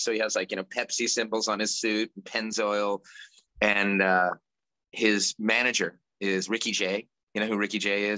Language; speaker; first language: English; native; English